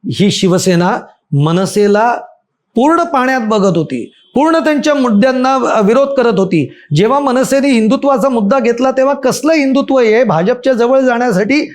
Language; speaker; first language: Marathi; native; Marathi